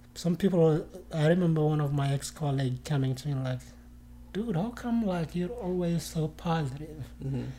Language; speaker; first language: English; non-native, fluent; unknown